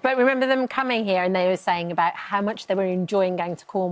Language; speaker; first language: English; native; English